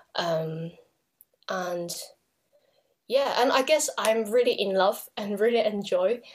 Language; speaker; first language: English; non-native, local second language; Cantonese